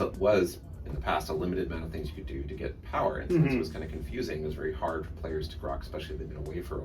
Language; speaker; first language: English; native; English